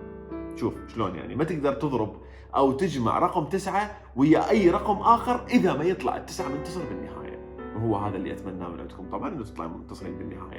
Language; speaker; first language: Arabic; native; Arabic